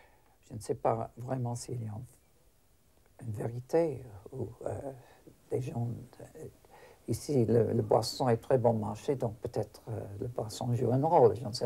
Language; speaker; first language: French; non-native, fluent; English